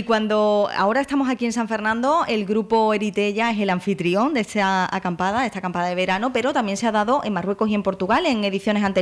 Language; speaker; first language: Spanish; native; Spanish